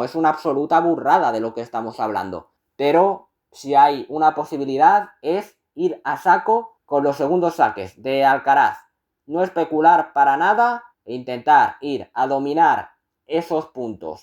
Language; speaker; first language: Spanish; native; Spanish